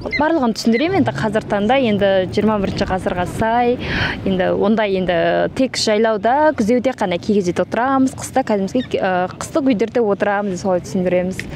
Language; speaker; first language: Kazakh; early bilingual, heritage; Kazakh